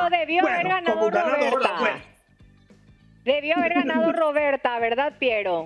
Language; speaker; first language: Spanish; native; Spanish